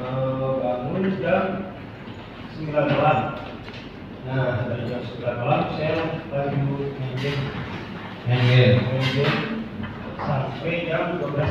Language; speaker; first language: Indonesian; non-native, local second language; Sundanese